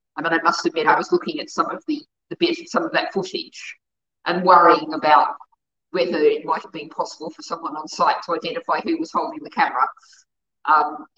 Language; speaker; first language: English; native; English